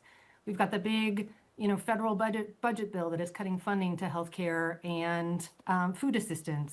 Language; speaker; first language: English; native; English